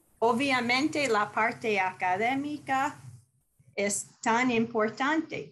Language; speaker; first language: Spanish; non-native, fluent; English